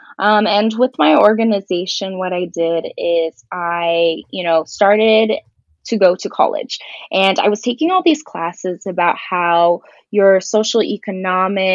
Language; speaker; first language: English; native; English